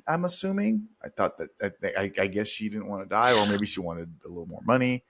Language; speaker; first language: English; native; English